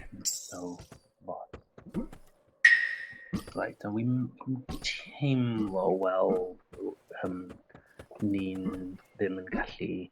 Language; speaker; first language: Welsh; non-native, learner; English